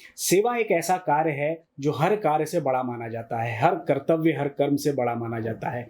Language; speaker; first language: Hindi; native; Hindi